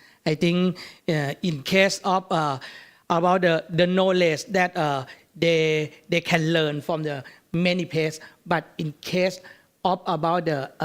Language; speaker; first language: English; non-native, learner; Thai